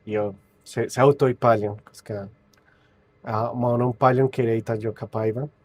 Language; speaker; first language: Finnish; non-native, learner; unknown